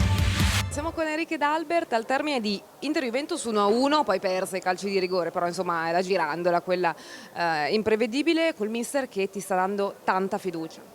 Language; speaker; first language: Italian; native; Italian